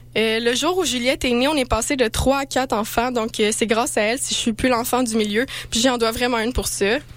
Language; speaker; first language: French; native; French